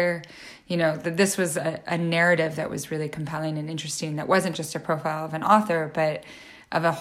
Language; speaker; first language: English; native; English